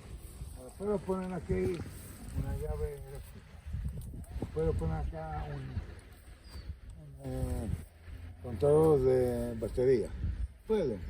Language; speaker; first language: Spanish; non-native, fluent; Hebrew